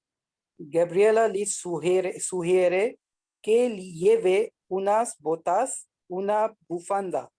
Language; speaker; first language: Spanish; non-native, learner; Hindi